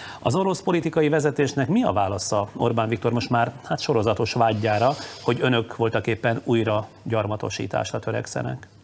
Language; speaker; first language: Hungarian; native; Hungarian